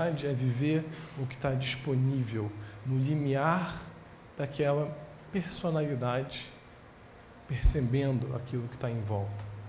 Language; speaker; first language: Portuguese; native; Portuguese